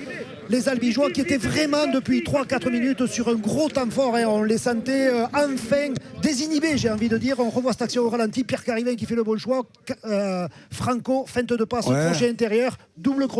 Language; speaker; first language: French; native; French